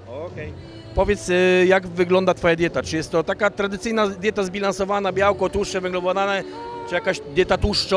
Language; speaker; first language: Polish; native; Polish